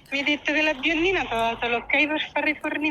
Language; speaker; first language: Italian; native; Italian